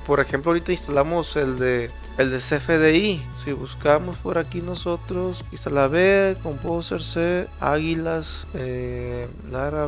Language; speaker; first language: Spanish; native; Spanish